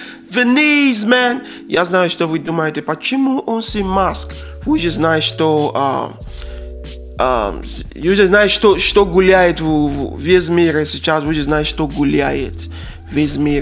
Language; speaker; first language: Russian; non-native, learner; Arabic